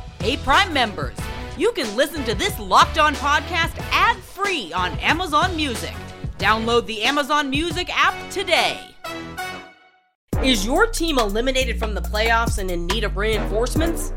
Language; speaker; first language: English; native; English